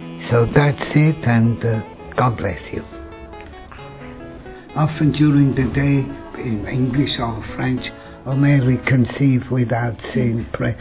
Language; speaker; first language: English; non-native, fluent; French